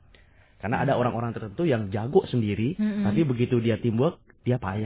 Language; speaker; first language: Indonesian; native; Indonesian